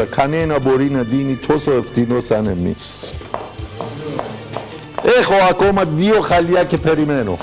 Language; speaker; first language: Greek; non-native, learner; Persian